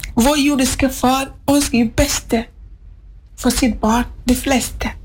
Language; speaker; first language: Norwegian; non-native, fluent; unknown